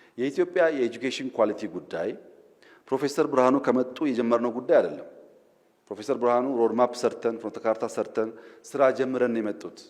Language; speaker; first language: Amharic; non-native, local second language; Oromo